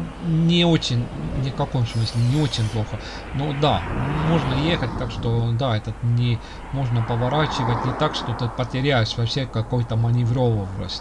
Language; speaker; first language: Russian; non-native, local second language; Estonian